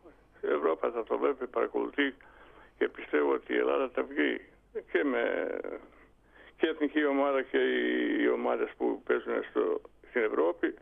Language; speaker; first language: Greek; non-native, fluent; Bosnian